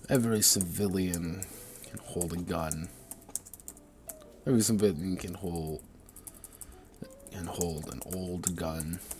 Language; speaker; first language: English; native; English